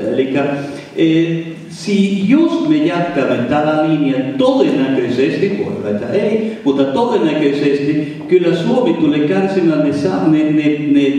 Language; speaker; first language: Finnish; non-native, fluent; Spanish